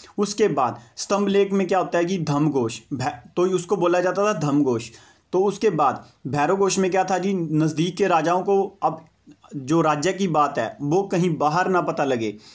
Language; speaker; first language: Hindi; non-native, local second language; Punjabi